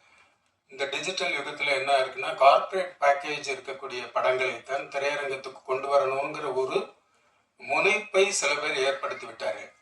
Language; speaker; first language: Tamil; native; Tamil